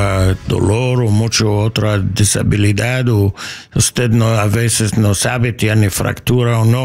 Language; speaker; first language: Spanish; non-native, learner; English